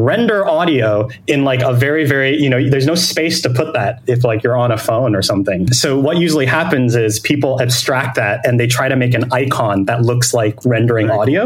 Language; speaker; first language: English; non-native, fluent; Thai